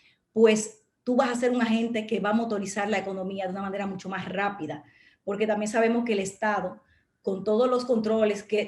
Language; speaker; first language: Spanish; native; Spanish